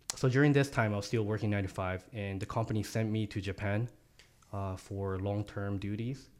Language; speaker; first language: English; non-native, fluent; Japanese